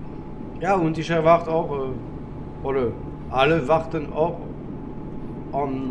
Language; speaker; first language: German; non-native, learner; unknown